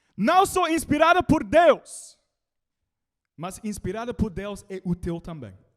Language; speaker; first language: Portuguese; non-native, learner; English